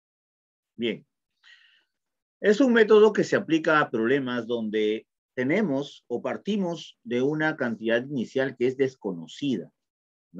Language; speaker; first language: Spanish; native; Spanish